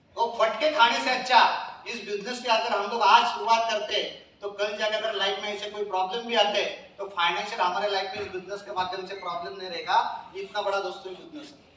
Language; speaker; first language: Hindi; non-native, local second language; Marathi